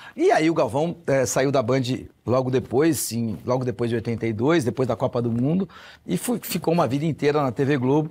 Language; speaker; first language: Portuguese; native; Portuguese